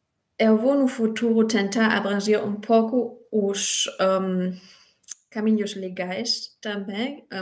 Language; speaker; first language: Portuguese; non-native, fluent; German